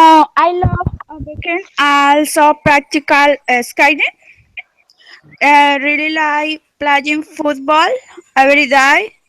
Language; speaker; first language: English; non-native, learner; Spanish